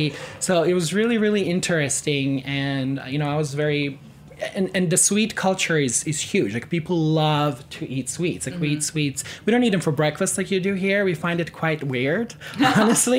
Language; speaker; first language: English; non-native, fluent; Serbian